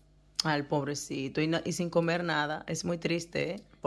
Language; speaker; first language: Spanish; native; Spanish